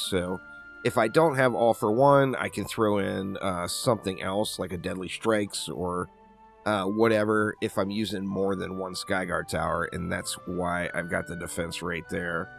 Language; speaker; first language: English; native; English